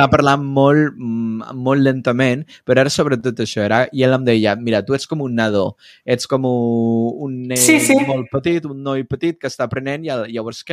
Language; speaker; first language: Catalan; non-native, fluent; Spanish